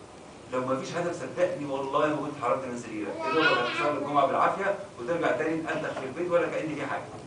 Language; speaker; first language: Arabic; native; Arabic